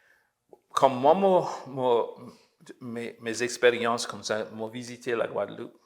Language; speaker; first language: French; early bilingual, heritage; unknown